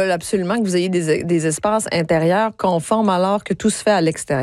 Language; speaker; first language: French; native; French